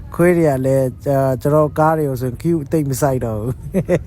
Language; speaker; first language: Burmese; non-native, local second language; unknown